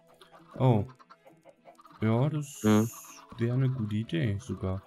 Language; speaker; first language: German; native; German